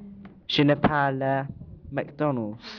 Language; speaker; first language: French; non-native, learner; English